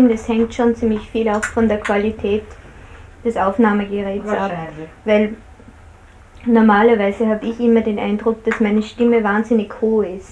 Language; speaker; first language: German; native; German